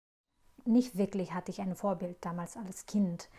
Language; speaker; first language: German; non-native, fluent; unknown